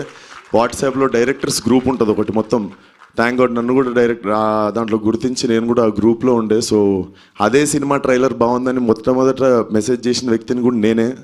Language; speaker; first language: Telugu; native; Telugu